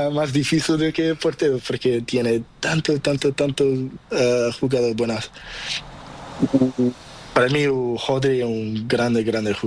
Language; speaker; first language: Spanish; non-native, learner; Portuguese